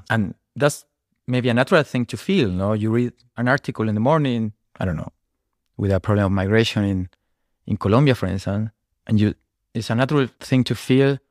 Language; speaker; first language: English; non-native, fluent; Spanish